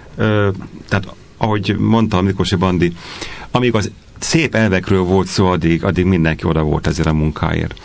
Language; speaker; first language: Hungarian; native; Hungarian